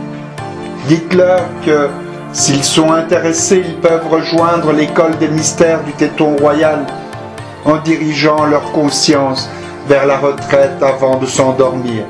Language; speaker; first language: French; native; French